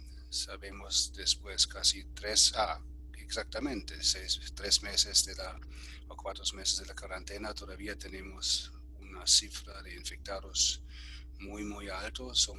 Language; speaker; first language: Spanish; non-native, fluent; German